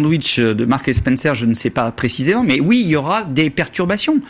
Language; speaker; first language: French; native; French